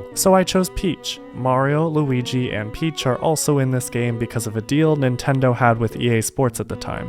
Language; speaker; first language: English; native; English